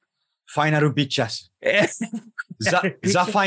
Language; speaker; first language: Japanese; non-native, learner; English